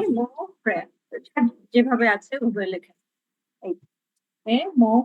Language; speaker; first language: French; non-native, fluent; Bangla